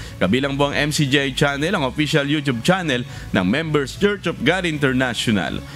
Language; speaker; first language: Filipino; native; Filipino